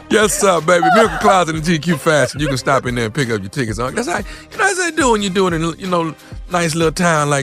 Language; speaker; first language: English; native; English